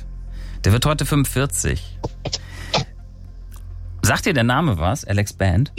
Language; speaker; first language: German; native; German